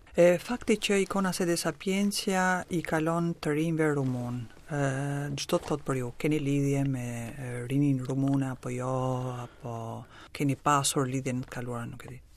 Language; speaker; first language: Albanian; native; Albanian